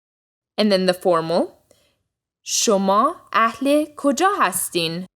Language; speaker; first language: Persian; early bilingual, heritage; Persian